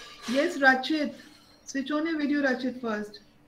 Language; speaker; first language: English; non-native, local second language; Hindi